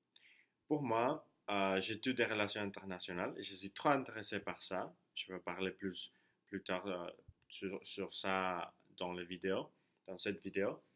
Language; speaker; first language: French; non-native, learner; Spanish